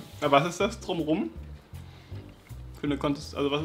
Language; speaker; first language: German; native; German